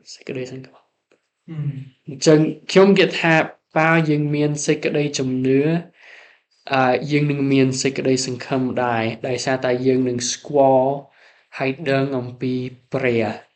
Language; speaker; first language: Khmer; non-native, learner; English